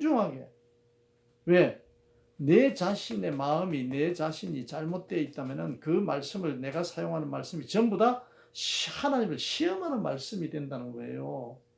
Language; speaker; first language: Korean; native; Korean